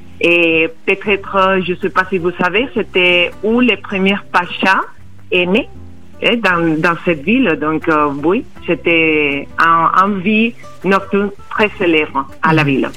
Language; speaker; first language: French; non-native, fluent; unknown